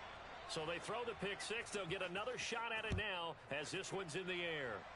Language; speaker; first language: English; native; English